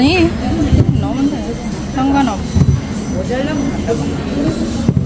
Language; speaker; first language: Korean; non-native, learner; Thai